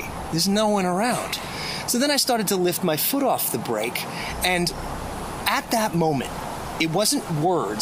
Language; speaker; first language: English; native; English